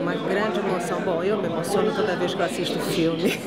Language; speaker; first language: Portuguese; native; Portuguese